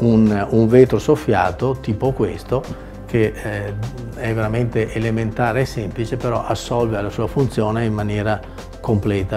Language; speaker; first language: Italian; native; Italian